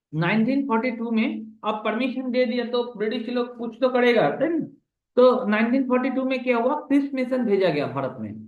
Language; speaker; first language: Hindi; non-native, local second language; Bangla